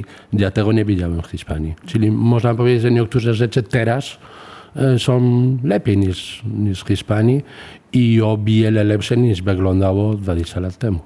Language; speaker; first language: Polish; non-native, fluent; Spanish